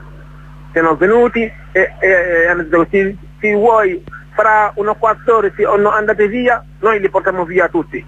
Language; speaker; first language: Italian; non-native, fluent; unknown